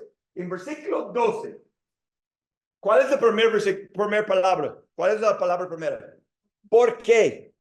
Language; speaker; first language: Spanish; non-native, fluent; English